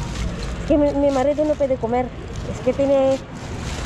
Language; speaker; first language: Spanish; non-native, learner; Filipino